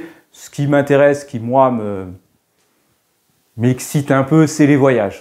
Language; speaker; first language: French; native; French